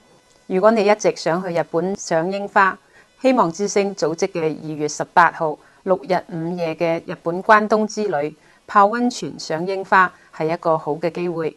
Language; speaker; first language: Chinese; non-native, local second language; Cantonese